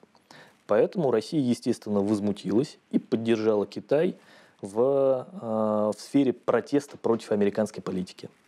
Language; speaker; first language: Russian; native; Russian